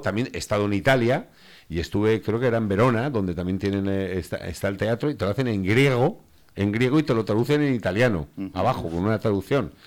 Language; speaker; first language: Spanish; native; Spanish